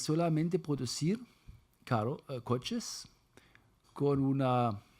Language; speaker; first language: Spanish; non-native, fluent; German